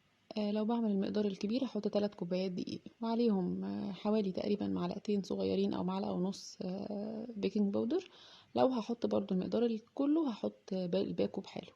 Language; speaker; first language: Arabic; native; Arabic